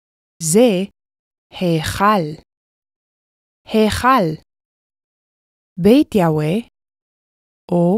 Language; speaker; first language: Hebrew; non-native, fluent; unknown